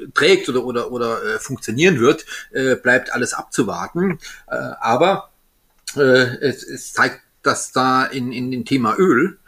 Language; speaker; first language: German; non-native, local second language; French